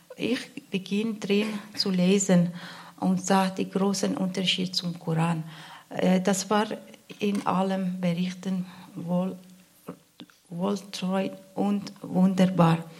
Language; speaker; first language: German; non-native, learner; Arabic